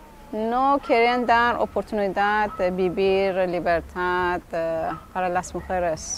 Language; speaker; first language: Spanish; non-native, learner; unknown